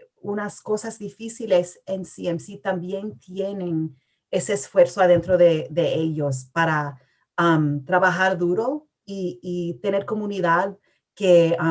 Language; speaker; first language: Spanish; early bilingual, heritage; English